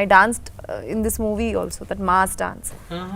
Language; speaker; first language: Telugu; non-native, learner; Bangla